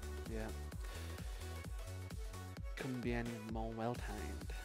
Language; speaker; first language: English; native; English